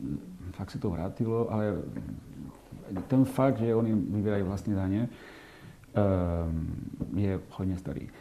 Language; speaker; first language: Czech; non-native, fluent; Catalan